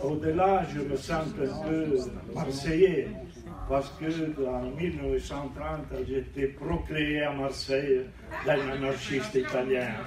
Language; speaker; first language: French; non-native, learner; Italian